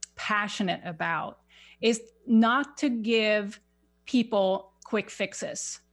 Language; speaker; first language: English; non-native, fluent; Swedish